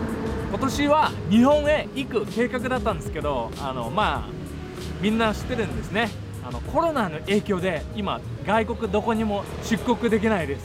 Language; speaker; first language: Japanese; non-native, fluent; Vietnamese